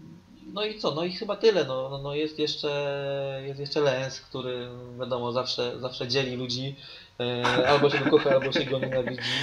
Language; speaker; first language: Polish; native; Polish